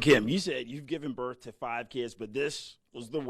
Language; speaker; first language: English; native; English